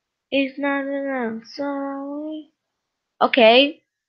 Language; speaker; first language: English; non-native, learner; French